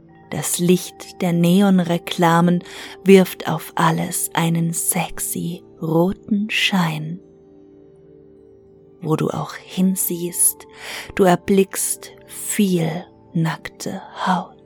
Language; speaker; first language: German; native; German